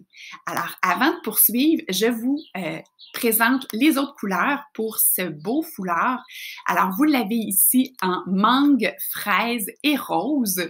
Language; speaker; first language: French; native; French